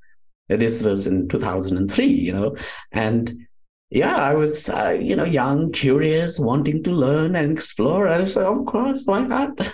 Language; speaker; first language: English; non-native, local second language; Nepali